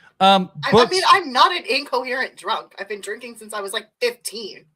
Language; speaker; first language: English; native; English